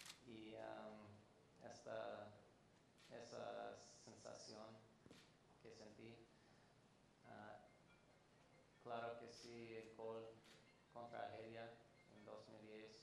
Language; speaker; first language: Spanish; non-native, fluent; English